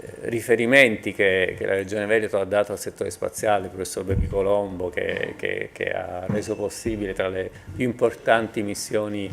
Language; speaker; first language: Italian; native; Italian